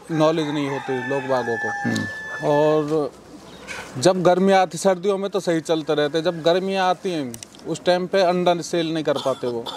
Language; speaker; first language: Hindi; native; Hindi